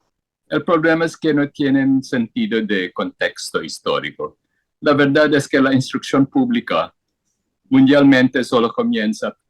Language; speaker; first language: Spanish; non-native, fluent; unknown